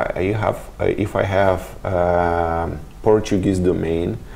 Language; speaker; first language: English; non-native, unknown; Russian